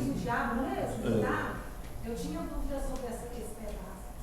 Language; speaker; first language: Portuguese; native; Portuguese